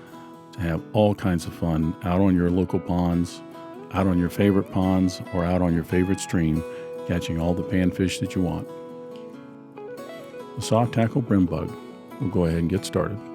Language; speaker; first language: English; native; English